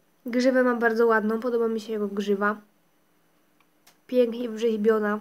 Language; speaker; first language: Polish; native; Polish